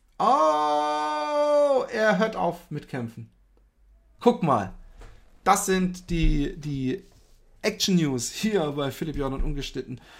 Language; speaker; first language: German; early bilingual, other home language; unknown